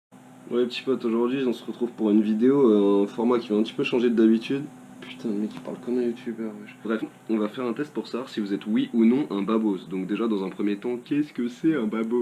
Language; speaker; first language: French; native; French